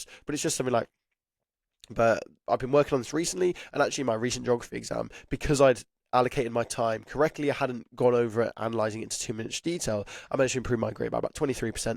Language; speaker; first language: English; native; English